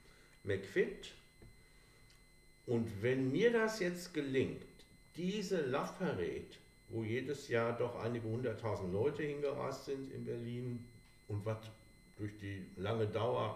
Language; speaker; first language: German; native; German